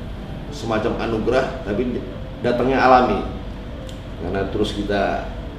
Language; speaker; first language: Indonesian; native; Indonesian